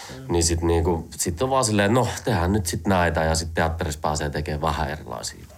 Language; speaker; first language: Finnish; native; Finnish